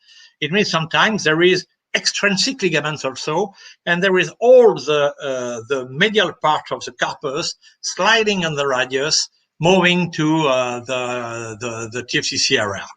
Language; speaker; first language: English; non-native, fluent; French